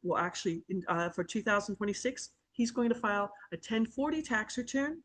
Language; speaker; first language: English; native; English